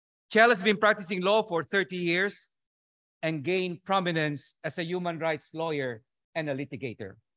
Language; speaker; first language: English; non-native, local second language; Filipino